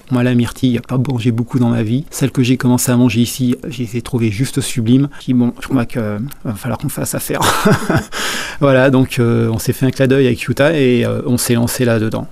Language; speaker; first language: French; native; French